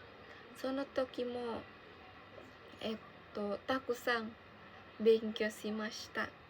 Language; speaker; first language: Japanese; non-native, learner; Indonesian